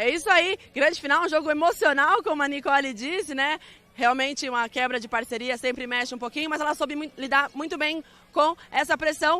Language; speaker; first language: Portuguese; native; Portuguese